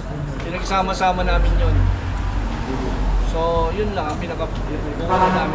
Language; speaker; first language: Filipino; native; Filipino